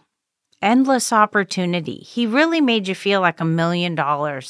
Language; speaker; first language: English; native; English